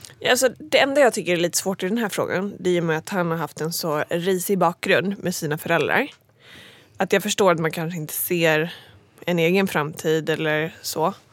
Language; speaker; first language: Swedish; native; Swedish